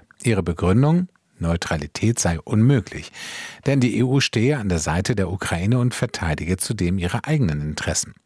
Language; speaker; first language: German; native; German